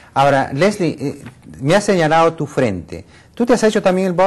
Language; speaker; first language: Spanish; native; Spanish